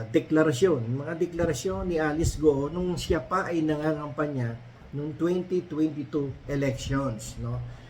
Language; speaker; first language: Filipino; native; Filipino